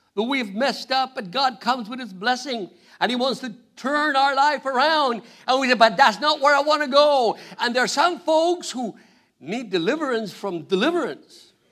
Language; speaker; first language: English; non-native, fluent; Spanish